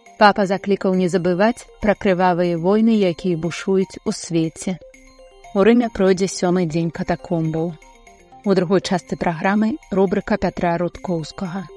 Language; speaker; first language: Belarusian; native; Belarusian